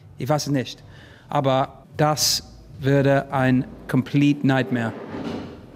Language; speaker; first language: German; non-native, learner; English